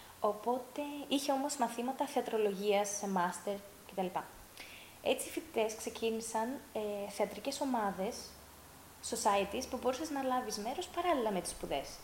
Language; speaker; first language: Greek; early bilingual, heritage; Greek